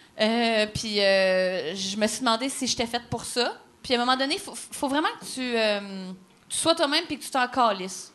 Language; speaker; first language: French; native; French